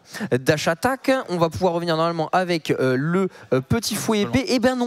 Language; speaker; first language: French; native; French